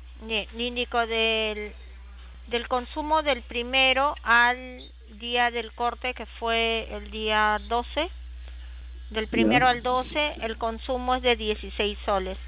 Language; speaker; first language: Spanish; native; Spanish